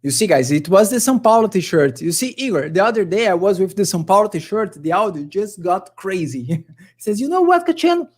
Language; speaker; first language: English; non-native, fluent; Portuguese